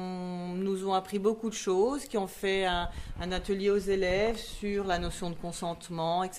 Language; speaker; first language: French; native; French